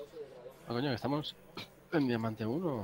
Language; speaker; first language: Spanish; native; Spanish